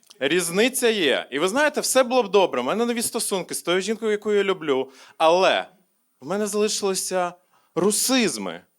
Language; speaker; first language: Ukrainian; non-native, local second language; Russian